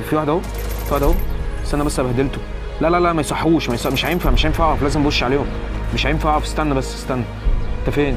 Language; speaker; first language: Arabic; native; Arabic